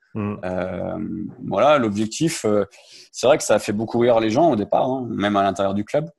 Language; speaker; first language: French; native; French